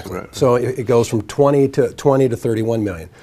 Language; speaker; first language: English; native; English